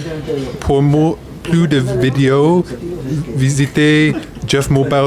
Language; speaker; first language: French; non-native, learner; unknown